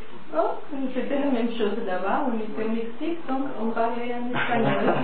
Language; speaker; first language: French; non-native, fluent; Spanish